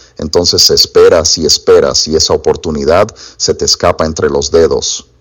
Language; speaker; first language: Spanish; non-native, fluent; English